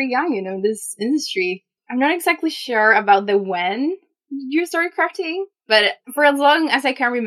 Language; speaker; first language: English; non-native, fluent; Spanish